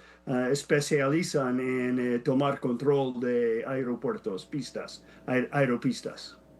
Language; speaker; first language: Spanish; non-native, fluent; English